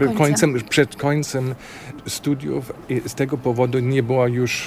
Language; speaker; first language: Polish; non-native, fluent; German